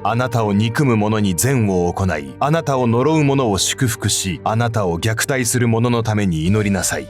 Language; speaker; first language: Japanese; native; Japanese